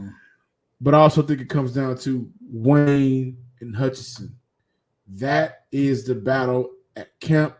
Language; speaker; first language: English; native; English